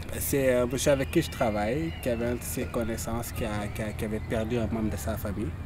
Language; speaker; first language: French; non-native, local second language; Wolof